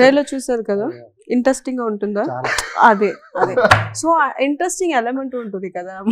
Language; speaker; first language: Telugu; non-native, learner; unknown